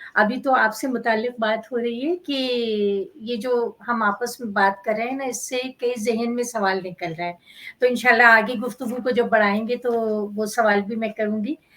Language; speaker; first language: Urdu; native; Urdu